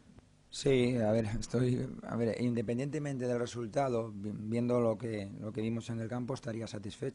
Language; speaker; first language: Spanish; native; Spanish